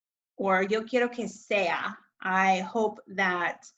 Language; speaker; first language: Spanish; non-native, fluent; English